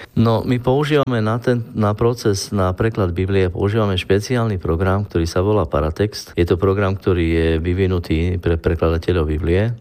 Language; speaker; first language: Slovak; non-native, local second language; Romany